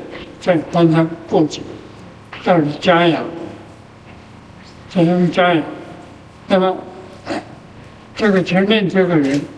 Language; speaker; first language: Chinese; non-native, local second language; Min Nan Chinese